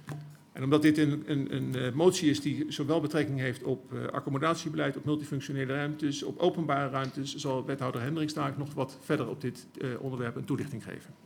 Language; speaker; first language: Dutch; native; Dutch